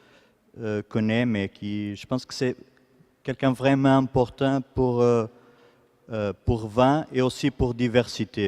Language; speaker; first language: French; non-native, fluent; Portuguese